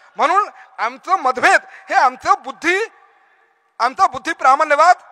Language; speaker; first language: Marathi; non-native, local second language; Urdu